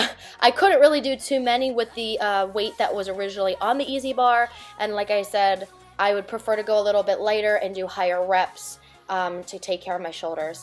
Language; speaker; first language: English; native; English